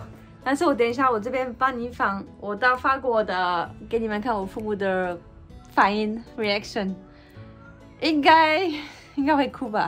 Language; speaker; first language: Chinese; non-native, fluent; French